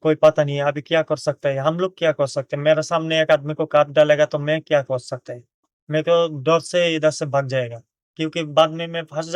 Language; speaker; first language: Hindi; non-native, learner; Bangla